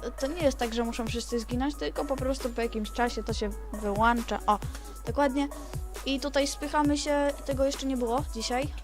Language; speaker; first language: Polish; native; Polish